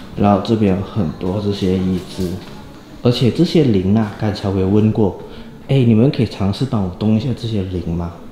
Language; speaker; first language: Chinese; native; Chinese